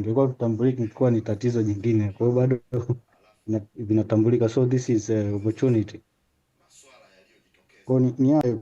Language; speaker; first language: Swahili; native; Swahili